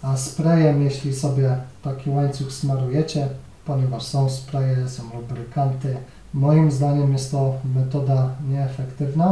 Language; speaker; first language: Polish; native; Polish